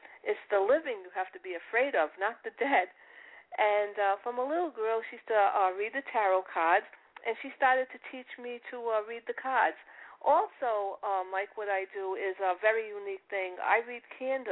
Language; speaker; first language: English; early bilingual, other home language; Italian